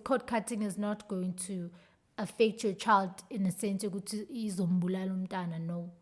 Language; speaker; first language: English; non-native, local second language; Zulu